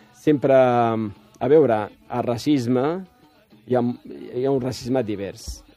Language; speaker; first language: Catalan; non-native, fluent; Riffian